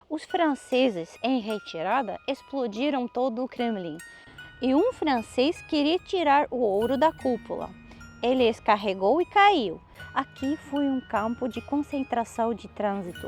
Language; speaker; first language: Portuguese; non-native, fluent; Russian